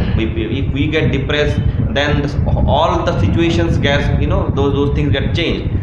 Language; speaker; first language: English; non-native, local second language; Bangla